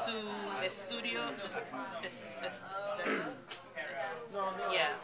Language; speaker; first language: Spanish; non-native, learner; English